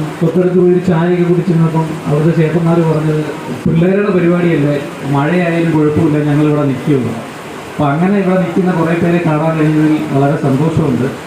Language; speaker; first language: Malayalam; native; Malayalam